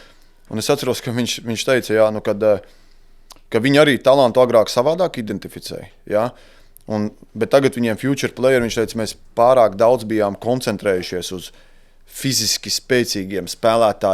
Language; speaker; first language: Latvian; native; Latvian